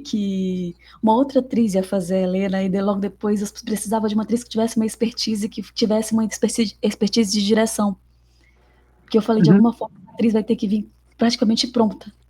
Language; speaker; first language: Portuguese; native; Portuguese